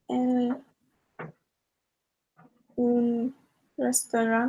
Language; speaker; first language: Spanish; non-native, learner; English